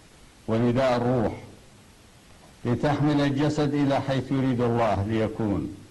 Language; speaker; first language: Arabic; native; Arabic